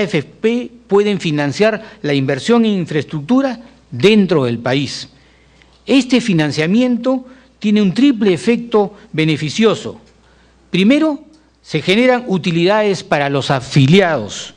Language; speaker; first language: Spanish; native; Spanish